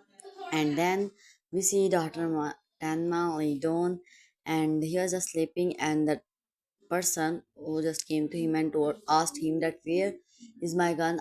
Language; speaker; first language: English; non-native, local second language; Urdu